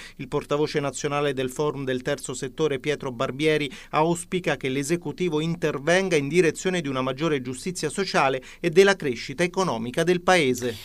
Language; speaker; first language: Italian; native; Italian